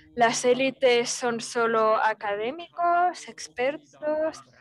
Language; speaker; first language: Spanish; non-native, fluent; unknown